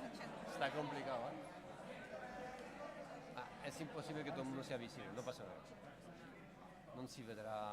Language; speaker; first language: Italian; non-native, fluent; Spanish